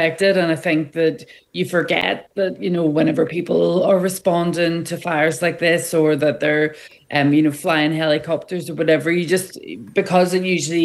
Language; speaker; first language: English; native; English